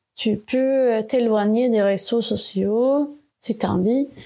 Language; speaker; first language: French; non-native, fluent; Swedish